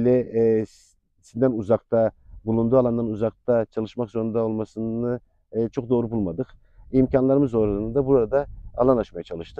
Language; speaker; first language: Turkish; native; Turkish